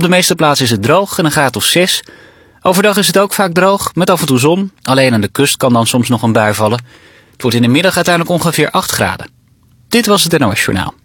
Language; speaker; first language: Dutch; native; Dutch